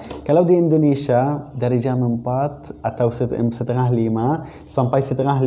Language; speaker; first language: Indonesian; non-native, learner; Arabic